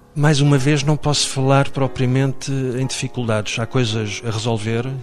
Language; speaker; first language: Portuguese; native; Portuguese